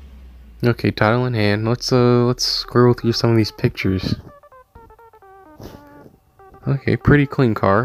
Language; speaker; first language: English; native; English